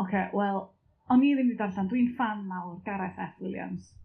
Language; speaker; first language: Welsh; native; Welsh